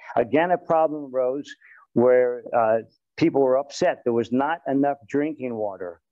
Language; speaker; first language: English; native; English